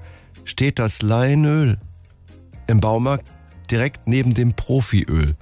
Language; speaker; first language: German; native; German